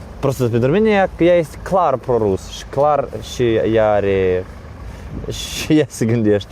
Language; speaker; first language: Romanian; non-native, learner; Ukrainian